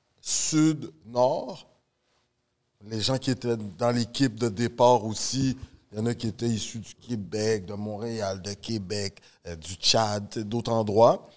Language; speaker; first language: French; native; French